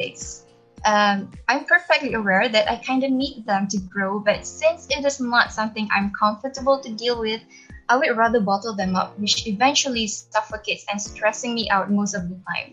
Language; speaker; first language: English; non-native, local second language; Malay